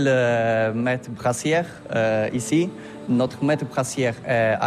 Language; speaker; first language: French; non-native, learner; Polish